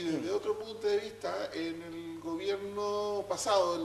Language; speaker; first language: Spanish; native; Spanish